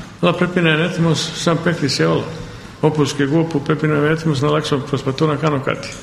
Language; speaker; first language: Greek; non-native, fluent; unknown